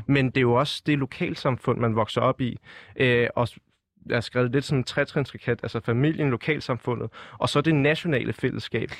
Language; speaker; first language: Danish; native; Danish